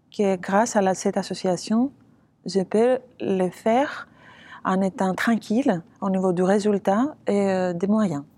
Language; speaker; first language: French; non-native, fluent; Greek